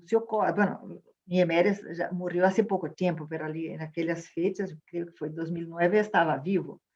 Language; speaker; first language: Spanish; non-native, fluent; Portuguese